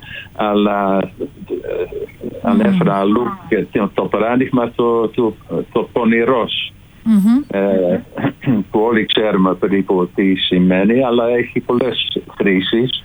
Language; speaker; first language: Greek; non-native, fluent; Dutch